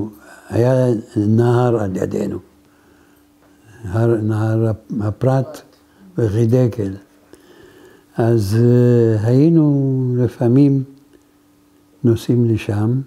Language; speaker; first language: Hebrew; non-native, fluent; Arabic